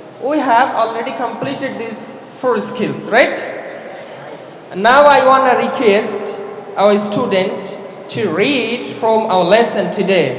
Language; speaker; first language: English; non-native, local second language; Bangla